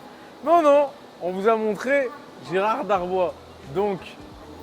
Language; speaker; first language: French; native; French